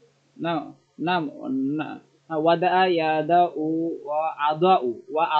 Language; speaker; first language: Arabic; non-native, learner; Bangla